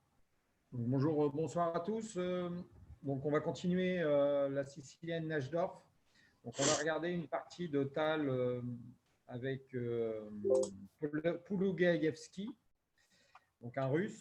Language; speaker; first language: French; native; French